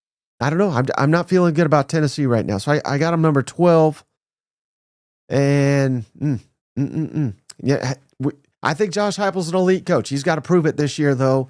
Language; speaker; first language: English; native; English